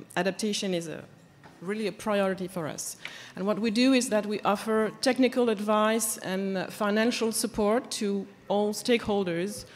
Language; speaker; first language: English; non-native, fluent; French